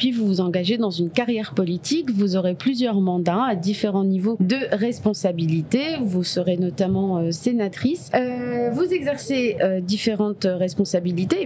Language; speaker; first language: French; non-native, local second language; Arabic